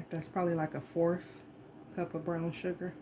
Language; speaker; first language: English; native; English